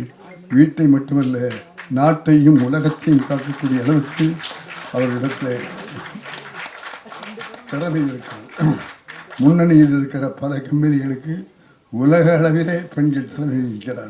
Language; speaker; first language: Tamil; native; Tamil